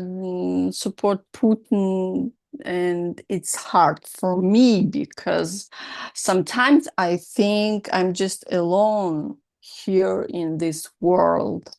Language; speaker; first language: English; non-native, learner; Russian